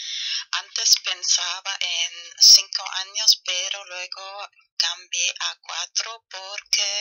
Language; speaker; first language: Spanish; non-native, fluent; German